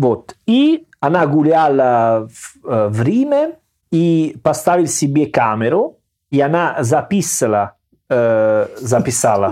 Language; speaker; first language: Russian; non-native, learner; Italian